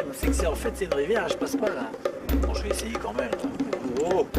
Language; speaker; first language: French; native; French